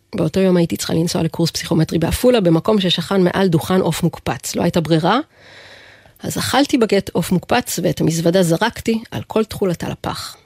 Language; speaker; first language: Hebrew; native; Hebrew